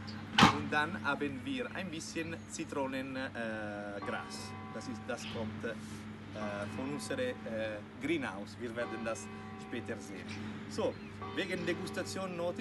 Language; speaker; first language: German; non-native, local second language; Italian